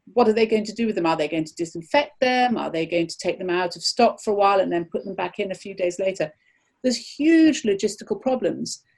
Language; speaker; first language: English; native; English